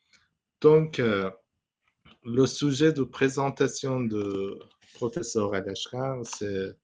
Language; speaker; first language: French; non-native, fluent; Persian